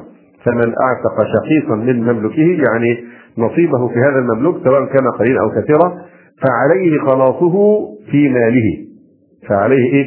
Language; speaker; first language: Arabic; native; Arabic